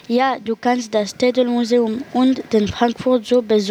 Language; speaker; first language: German; non-native, learner; French